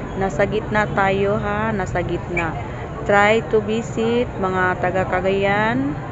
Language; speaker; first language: Filipino; non-native, local second language; Cebuano